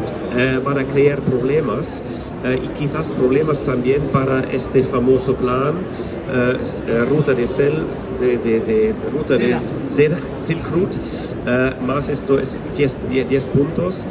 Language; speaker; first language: Spanish; non-native, fluent; German